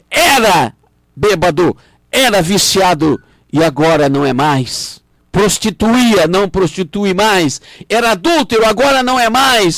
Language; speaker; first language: Portuguese; native; Portuguese